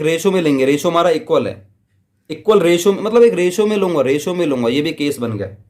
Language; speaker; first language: Hindi; native; Hindi